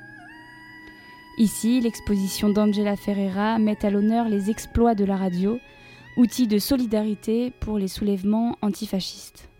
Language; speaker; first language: French; native; French